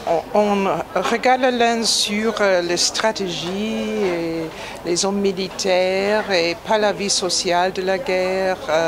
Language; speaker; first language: French; non-native, fluent; English